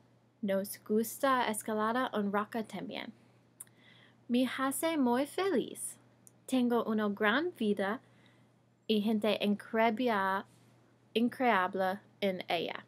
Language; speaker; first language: Spanish; non-native, learner; English